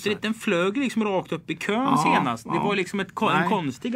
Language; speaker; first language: Swedish; native; Swedish